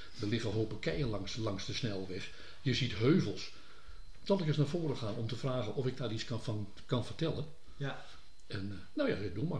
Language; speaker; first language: Dutch; native; Dutch